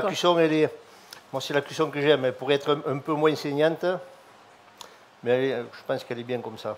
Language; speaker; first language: French; native; French